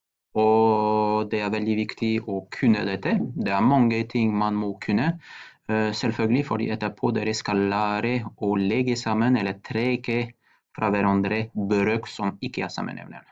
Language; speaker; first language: Norwegian; non-native, fluent; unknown